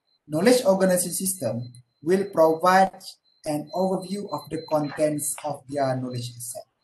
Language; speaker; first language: English; non-native, local second language; Malay